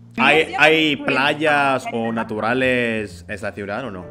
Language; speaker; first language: Spanish; non-native, fluent; Indonesian